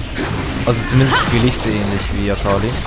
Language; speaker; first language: German; native; German